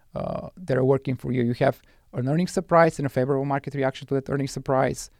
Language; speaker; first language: English; non-native, fluent; Bulgarian